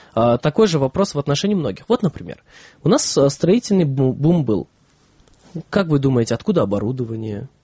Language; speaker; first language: Russian; non-native, local second language; Kyrgyz